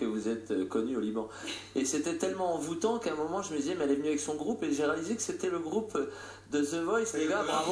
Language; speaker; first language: French; native; French